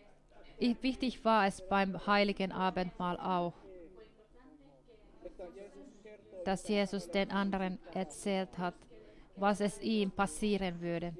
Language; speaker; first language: German; non-native, fluent; Finnish